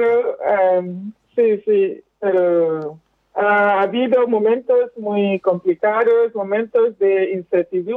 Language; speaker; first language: Spanish; non-native, fluent; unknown